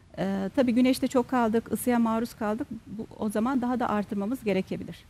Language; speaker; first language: Turkish; native; Turkish